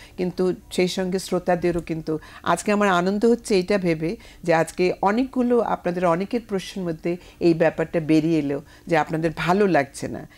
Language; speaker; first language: Bangla; native; Bangla